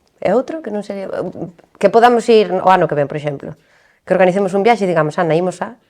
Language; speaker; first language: Galician; non-native, local second language; Spanish